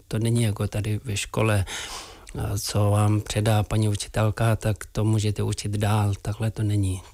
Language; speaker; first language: Czech; non-native, fluent; Tibetan